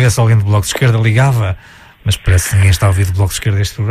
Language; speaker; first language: Portuguese; native; Portuguese